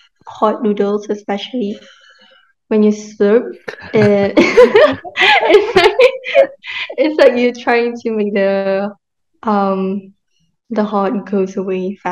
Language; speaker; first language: English; non-native, local second language; Malay